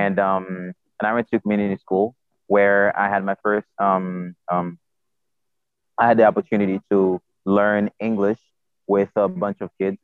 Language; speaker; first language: English; non-native, fluent; Haitian Creole